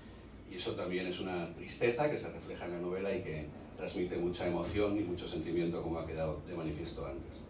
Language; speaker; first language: Spanish; native; Spanish